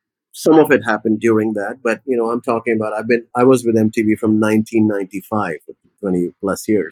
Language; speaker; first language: English; non-native, local second language; Urdu